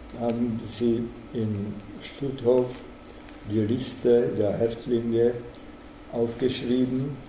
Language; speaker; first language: German; non-native, fluent; Czech